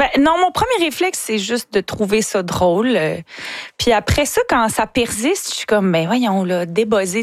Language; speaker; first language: French; native; French